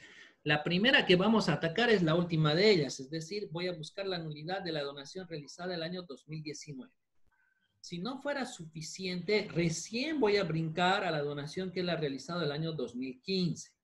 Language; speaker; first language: Spanish; native; Spanish